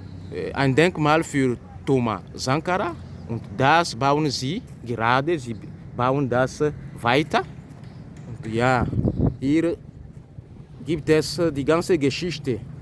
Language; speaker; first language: German; non-native, fluent; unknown